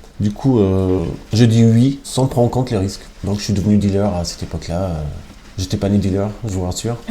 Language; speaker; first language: French; non-native, fluent; Albanian